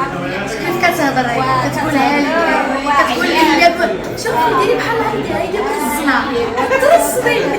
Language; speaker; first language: Arabic; native; Arabic